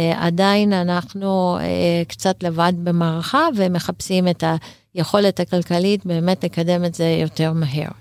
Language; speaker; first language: Hebrew; native; Hebrew